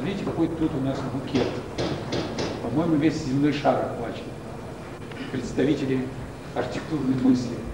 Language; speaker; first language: Russian; native; Russian